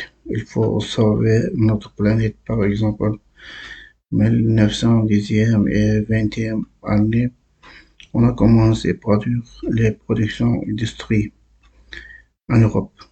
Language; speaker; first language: French; non-native, learner; Uzbek